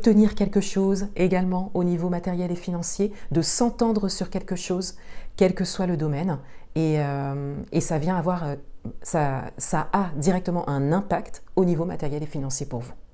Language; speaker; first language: French; native; French